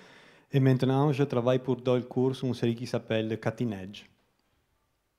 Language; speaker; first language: French; non-native, learner; Italian